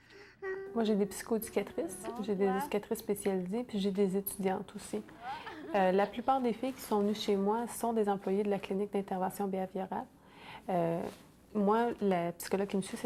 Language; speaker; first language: French; native; French